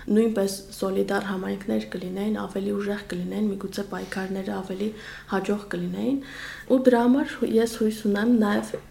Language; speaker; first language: Armenian; native; Armenian